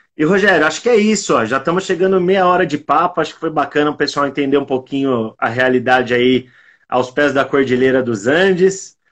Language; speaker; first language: Portuguese; native; Portuguese